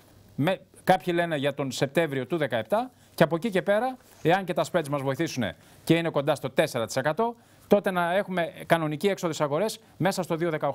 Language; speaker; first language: Greek; native; Greek